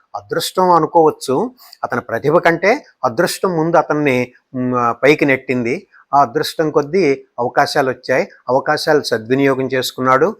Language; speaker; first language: Telugu; native; Telugu